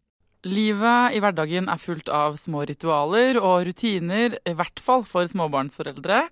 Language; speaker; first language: Norwegian; native; Norwegian